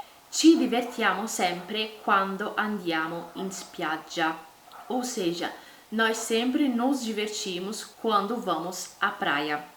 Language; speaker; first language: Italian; non-native, fluent; Portuguese